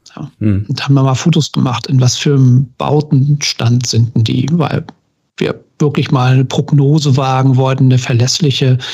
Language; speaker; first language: German; native; German